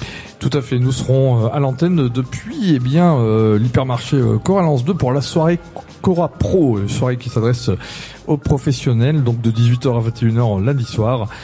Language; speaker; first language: French; native; French